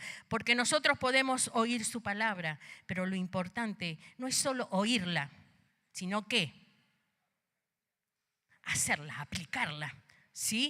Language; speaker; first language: Spanish; native; Spanish